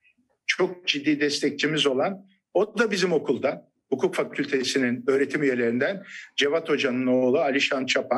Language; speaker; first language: Turkish; native; Turkish